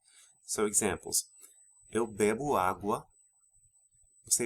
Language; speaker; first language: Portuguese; non-native, fluent; English